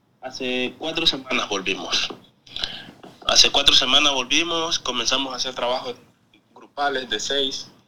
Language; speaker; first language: Spanish; native; Spanish